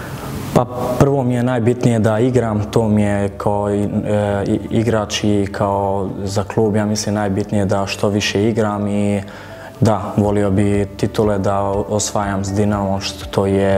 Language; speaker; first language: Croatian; early bilingual, heritage; German